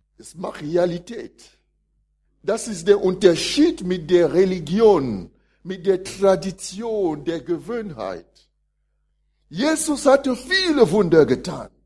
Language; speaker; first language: German; non-native, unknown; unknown